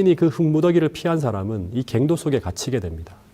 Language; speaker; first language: Korean; native; Korean